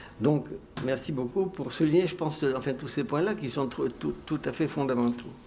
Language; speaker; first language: French; native; French